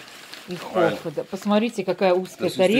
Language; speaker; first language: Russian; native; Russian